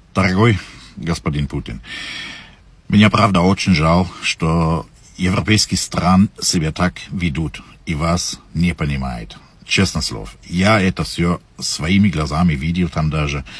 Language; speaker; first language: Russian; non-native, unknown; German